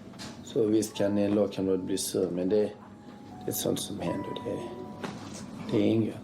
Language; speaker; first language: Swedish; early bilingual, other home language; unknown